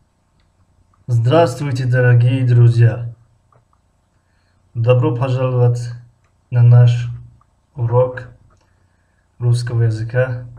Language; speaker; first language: Russian; non-native, fluent; Tajik